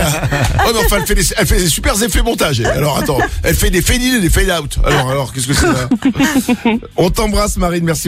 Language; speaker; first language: French; native; French